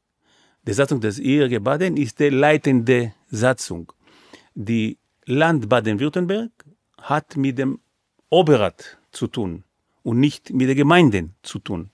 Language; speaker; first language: German; non-native, fluent; Hebrew